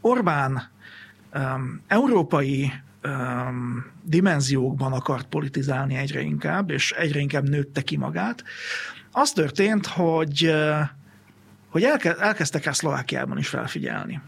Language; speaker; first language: Hungarian; native; Hungarian